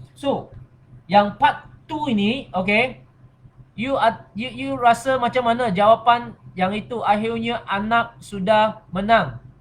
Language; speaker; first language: Malay; non-native, local second language; Chinese